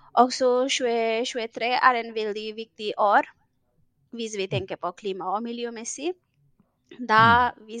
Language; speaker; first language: Norwegian; non-native, fluent; Bangla